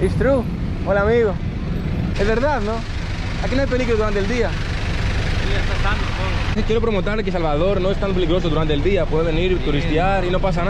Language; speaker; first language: Spanish; non-native, learner; Greek